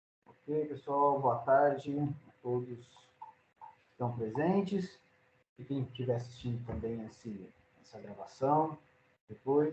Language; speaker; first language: Portuguese; native; Portuguese